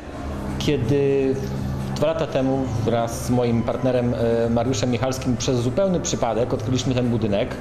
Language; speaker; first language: Polish; native; Polish